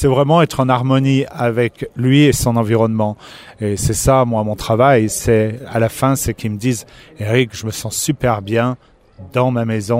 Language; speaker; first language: French; native; French